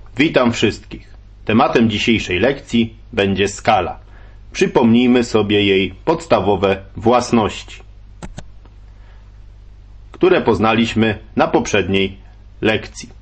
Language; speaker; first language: Polish; native; Polish